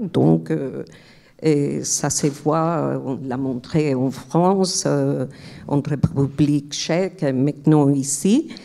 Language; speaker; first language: French; non-native, fluent; Spanish